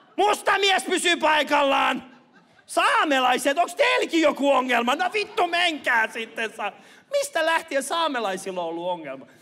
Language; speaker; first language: Finnish; early bilingual, other home language; Persian